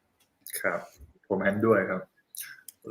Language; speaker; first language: Thai; non-native, fluent; English